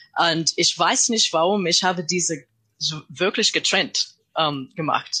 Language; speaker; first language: German; non-native, learner; English